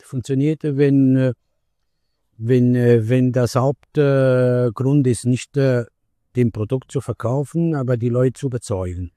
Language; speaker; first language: German; non-native, learner; Italian